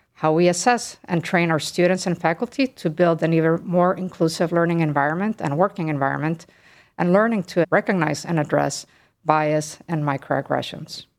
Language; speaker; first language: English; early bilingual, other home language; Spanish